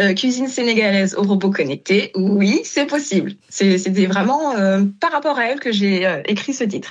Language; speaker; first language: French; non-native, local second language; Wolof